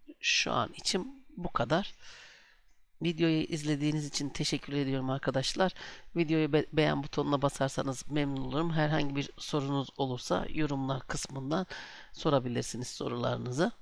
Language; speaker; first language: Turkish; native; Turkish